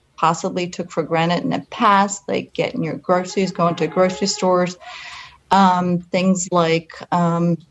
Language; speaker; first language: English; non-native, fluent; Polish